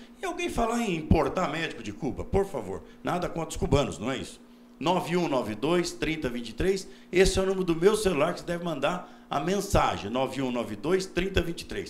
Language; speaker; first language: Portuguese; native; Portuguese